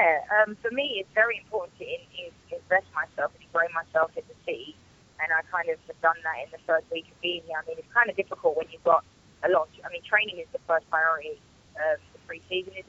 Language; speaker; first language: English; native; English